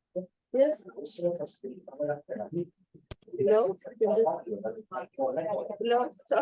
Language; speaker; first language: English; non-native, learner; Spanish